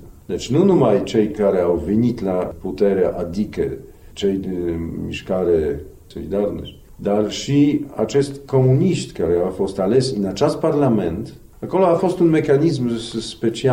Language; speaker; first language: Romanian; non-native, fluent; Polish